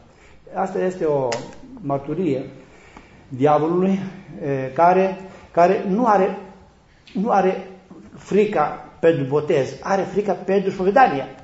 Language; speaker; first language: Romanian; non-native, learner; Greek